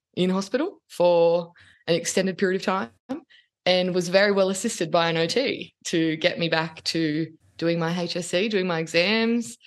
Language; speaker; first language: English; native; English